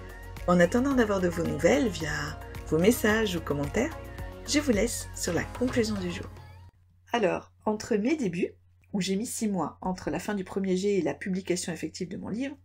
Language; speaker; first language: French; native; French